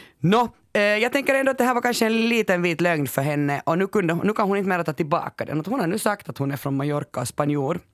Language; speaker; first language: Swedish; native; Swedish